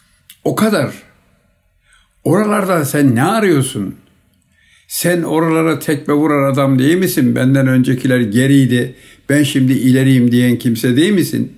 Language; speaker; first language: Turkish; native; Turkish